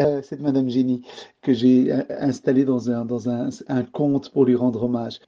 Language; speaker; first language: French; early bilingual, other home language; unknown